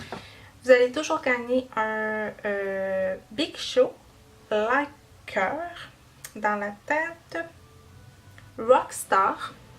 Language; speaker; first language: French; native; French